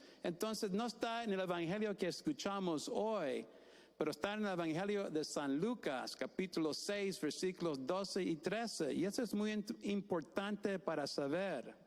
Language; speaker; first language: Spanish; non-native, fluent; English